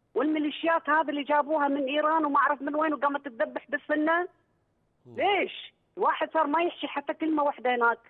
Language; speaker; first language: Arabic; native; Arabic